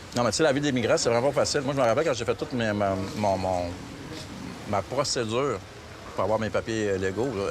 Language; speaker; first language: French; native; French